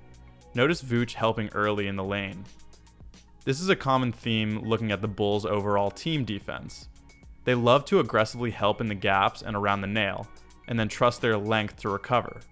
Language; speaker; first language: English; native; English